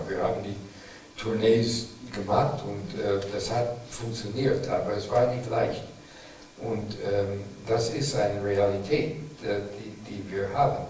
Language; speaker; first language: German; non-native, fluent; English